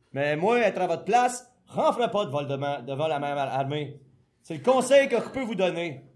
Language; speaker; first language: French; native; French